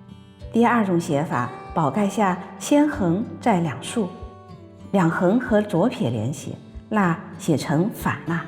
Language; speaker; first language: Chinese; native; Chinese